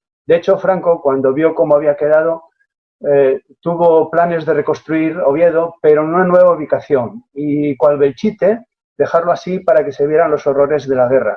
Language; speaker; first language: Spanish; native; Spanish